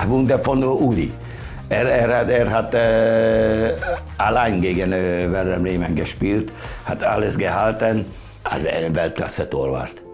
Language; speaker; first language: German; non-native, learner; Hungarian